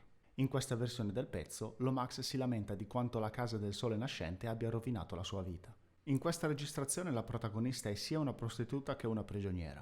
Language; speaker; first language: Italian; native; Italian